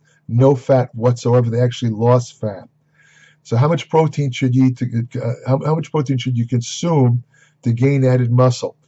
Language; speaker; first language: English; native; English